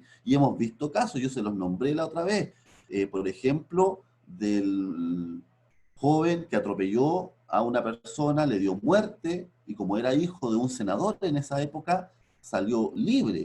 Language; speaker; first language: Spanish; native; Spanish